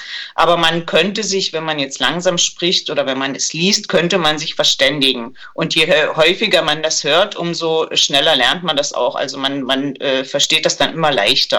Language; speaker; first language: German; native; German